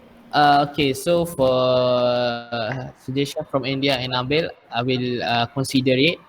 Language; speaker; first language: English; non-native, learner; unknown